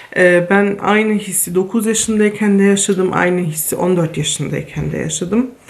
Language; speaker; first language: Turkish; early bilingual, other home language; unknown